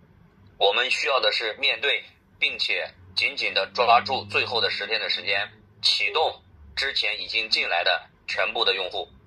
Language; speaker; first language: Chinese; native; Chinese